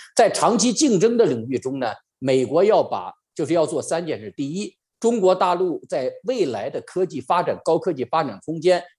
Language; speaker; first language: Chinese; native; Chinese